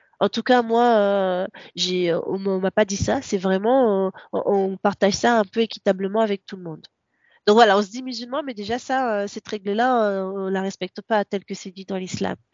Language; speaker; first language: French; non-native, local second language; Ngazidja Comorian